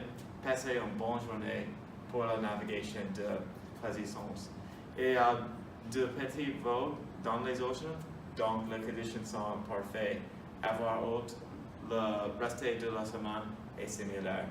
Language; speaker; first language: French; non-native, learner; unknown